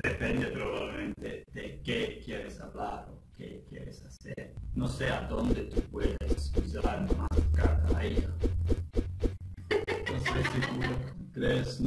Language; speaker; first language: Spanish; non-native, learner; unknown